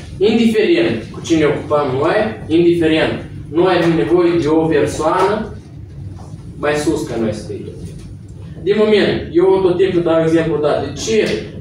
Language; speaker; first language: Romanian; non-native, local second language; Russian